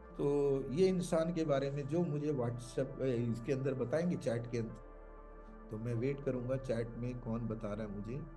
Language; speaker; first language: Hindi; non-native, local second language; Malayalam